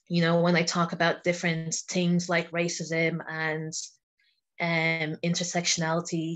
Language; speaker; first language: English; native; English